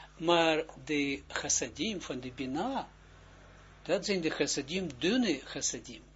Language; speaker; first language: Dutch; non-native, fluent; Hebrew